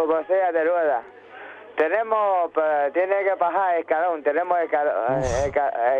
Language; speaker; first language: Spanish; non-native, learner; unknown